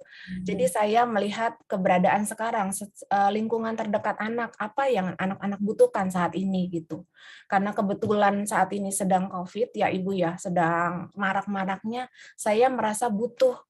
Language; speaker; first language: Indonesian; native; Indonesian